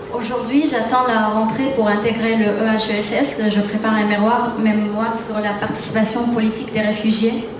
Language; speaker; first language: French; non-native, fluent; Arabic